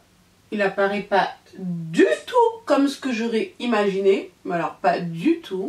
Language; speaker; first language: French; native; French